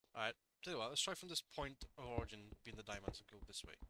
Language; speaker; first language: English; native; English